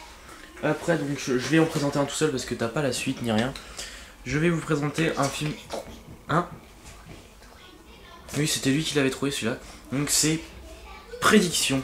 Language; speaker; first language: French; native; French